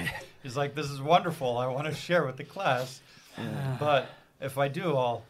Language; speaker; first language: English; native; English